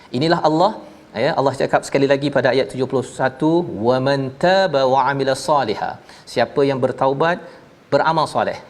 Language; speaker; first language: Malay; native; Malay